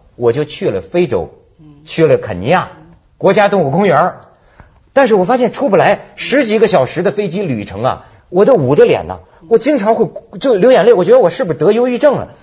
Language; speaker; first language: Chinese; native; Chinese